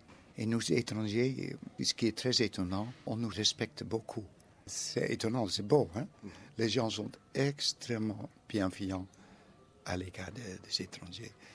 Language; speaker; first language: French; non-native, fluent; Dutch